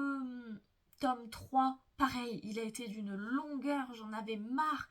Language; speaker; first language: French; native; French